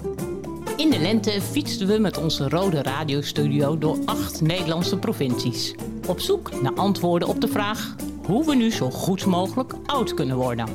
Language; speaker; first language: Dutch; native; Dutch